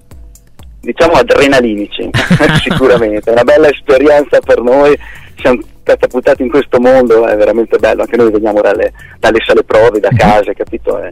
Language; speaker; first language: Italian; native; Italian